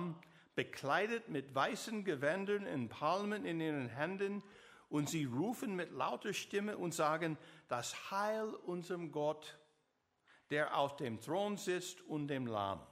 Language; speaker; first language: German; non-native, learner; English